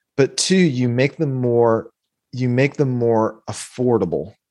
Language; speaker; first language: English; native; English